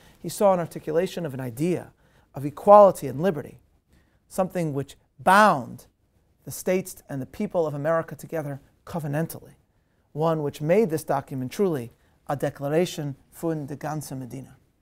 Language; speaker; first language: English; native; English